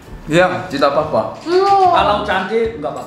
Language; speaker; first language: Indonesian; non-native, learner; Korean